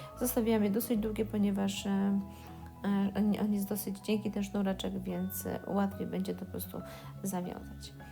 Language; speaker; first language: Polish; native; Polish